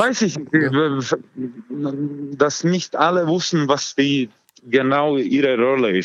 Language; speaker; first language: German; non-native, learner; Croatian